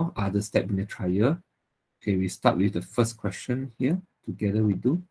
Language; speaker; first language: English; non-native, local second language; Chinese